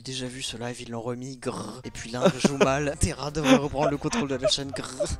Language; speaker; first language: French; native; French